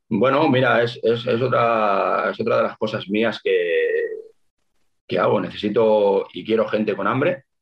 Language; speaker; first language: Spanish; native; Spanish